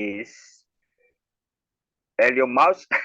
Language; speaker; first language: English; non-native, learner; Spanish